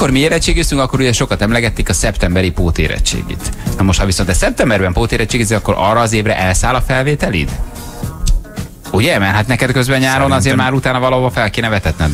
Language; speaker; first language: Hungarian; native; Hungarian